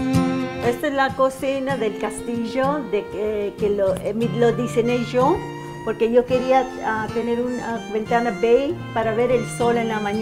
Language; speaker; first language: Spanish; non-native, fluent; English